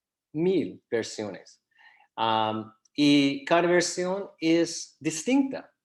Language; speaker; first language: Spanish; non-native, fluent; English